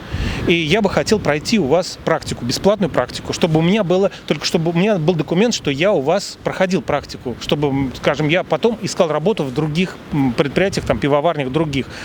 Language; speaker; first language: Russian; native; Russian